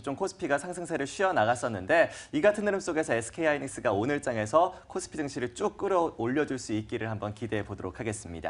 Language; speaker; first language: Korean; native; Korean